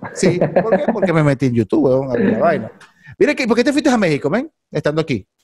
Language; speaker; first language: Spanish; native; Spanish